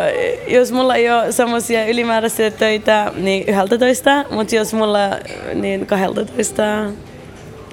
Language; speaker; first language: Finnish; early bilingual, other home language; Arabic